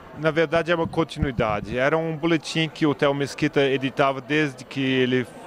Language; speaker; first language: Portuguese; early bilingual, heritage; German